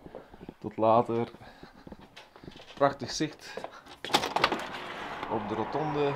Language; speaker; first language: Dutch; native; Dutch